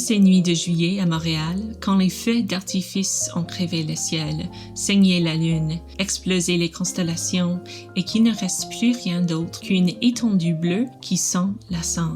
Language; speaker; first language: French; non-native, learner; English